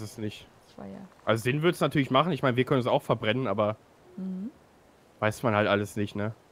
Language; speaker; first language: German; native; German